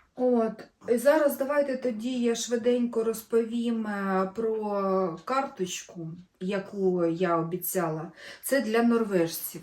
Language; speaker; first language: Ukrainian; native; Ukrainian